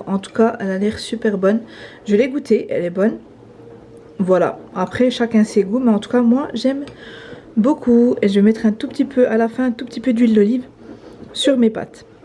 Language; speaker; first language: French; native; French